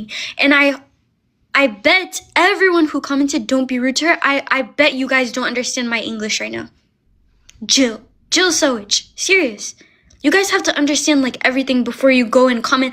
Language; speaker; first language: English; early bilingual, other home language; Amharic